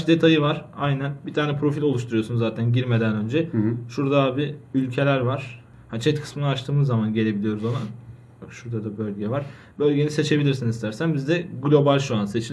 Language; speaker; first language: Turkish; native; Turkish